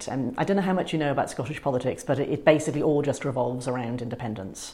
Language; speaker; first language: English; native; English